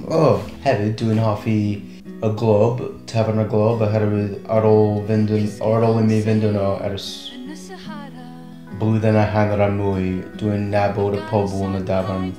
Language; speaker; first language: Welsh; non-native, fluent; English